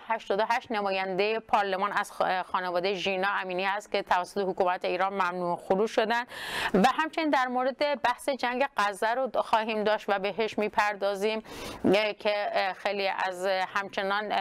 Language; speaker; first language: Persian; non-native, local second language; Kurdish